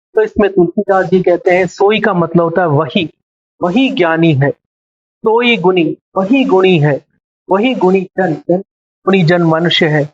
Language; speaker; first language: Hindi; non-native, local second language; Telugu